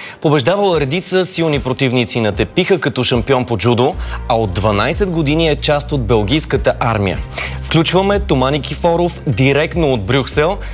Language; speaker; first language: Bulgarian; native; Bulgarian